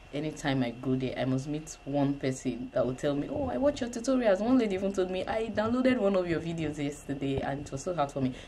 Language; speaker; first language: English; non-native, local second language; Yoruba